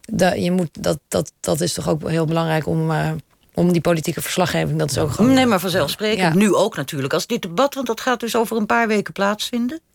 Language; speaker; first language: Dutch; native; Dutch